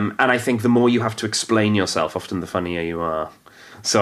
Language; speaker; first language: English; non-native, local second language; Welsh